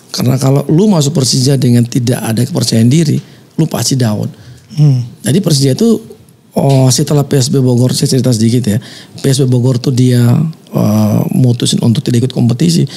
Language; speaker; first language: Indonesian; native; Indonesian